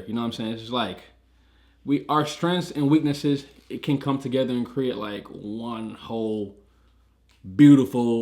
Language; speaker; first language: English; native; English